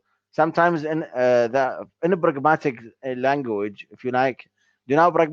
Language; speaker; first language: English; non-native, learner; Arabic